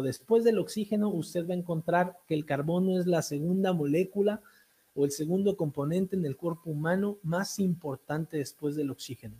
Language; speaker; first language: Spanish; native; Spanish